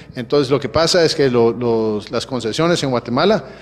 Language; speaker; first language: Spanish; early bilingual, heritage; Spanish